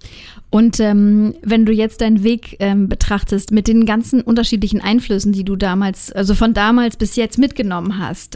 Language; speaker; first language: German; native; German